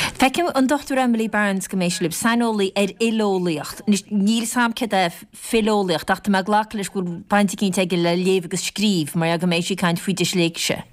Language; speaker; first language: Irish; native; Irish